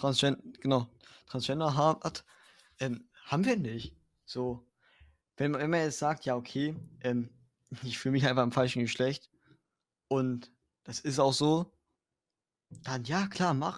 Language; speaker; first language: German; native; German